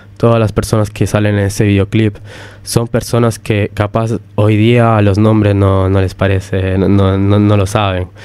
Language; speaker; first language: Spanish; early bilingual, heritage; Italian